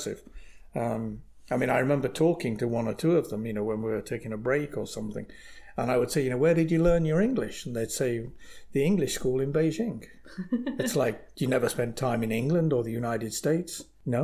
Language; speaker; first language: English; native; English